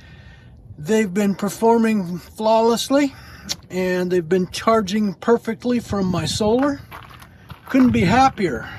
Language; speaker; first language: English; native; English